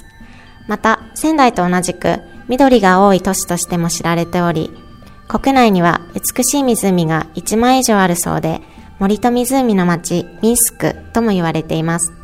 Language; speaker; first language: Japanese; native; Japanese